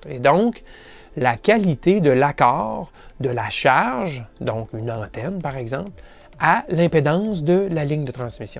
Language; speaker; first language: French; native; French